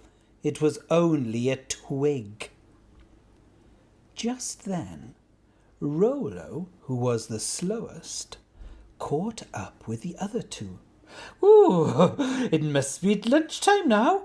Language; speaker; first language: English; native; English